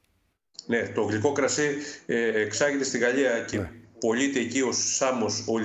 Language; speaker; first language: Greek; native; Greek